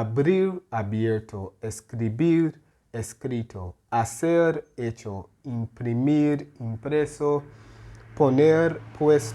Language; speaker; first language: Spanish; non-native, fluent; English